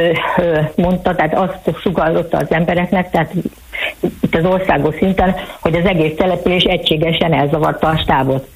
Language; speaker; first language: Hungarian; native; Hungarian